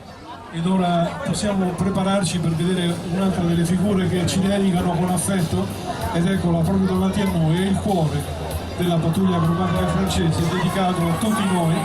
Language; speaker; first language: Italian; native; Italian